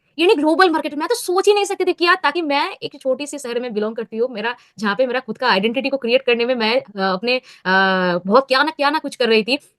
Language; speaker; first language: Hindi; non-native, local second language; Bangla